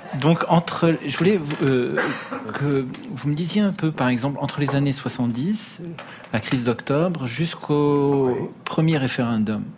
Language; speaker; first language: French; early bilingual, other home language; Arabic